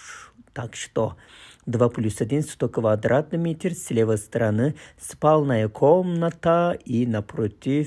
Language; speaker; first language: Russian; non-native, fluent; Turkish